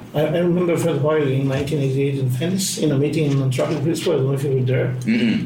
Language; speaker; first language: English; non-native, fluent; Portuguese